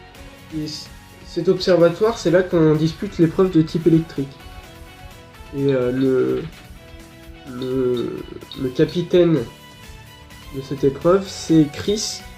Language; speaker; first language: French; native; French